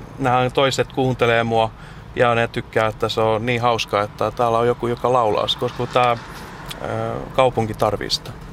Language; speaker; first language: Finnish; early bilingual, heritage; Finnish